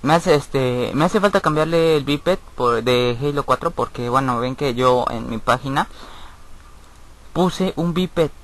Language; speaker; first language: Spanish; native; Spanish